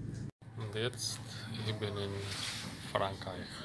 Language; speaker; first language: German; non-native, learner; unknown